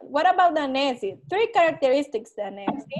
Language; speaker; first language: English; non-native, learner; Spanish